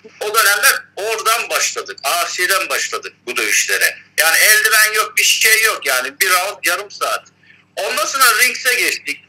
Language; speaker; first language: Turkish; early bilingual, heritage; Turkish